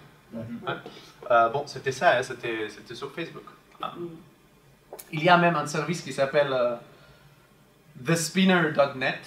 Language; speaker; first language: French; non-native, fluent; Spanish